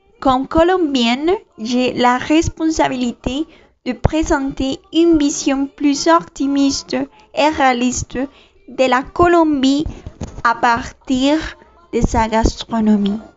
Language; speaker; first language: French; non-native, learner; Spanish